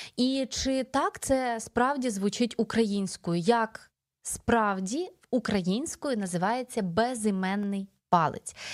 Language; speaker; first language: Ukrainian; native; Ukrainian